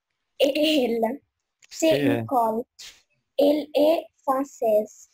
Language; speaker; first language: French; non-native, learner; Albanian